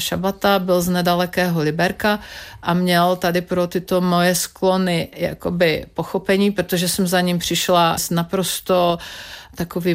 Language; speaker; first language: Czech; native; Czech